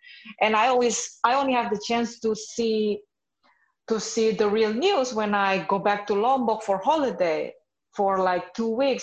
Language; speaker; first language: English; non-native, fluent; Indonesian